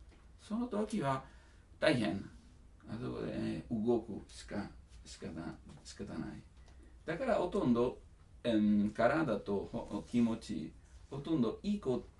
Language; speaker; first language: Japanese; non-native, learner; Italian